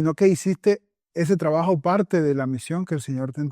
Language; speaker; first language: Spanish; native; Spanish